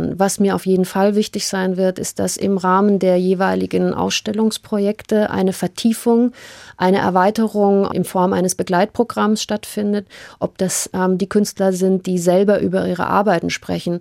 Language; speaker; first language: German; early bilingual, heritage; German